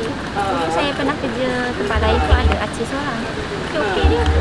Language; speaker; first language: Malay; native; Malay